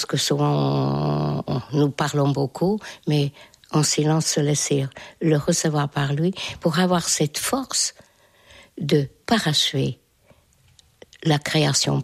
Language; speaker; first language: French; non-native, fluent; Hungarian